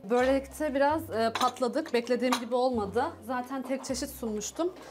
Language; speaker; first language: Turkish; native; Turkish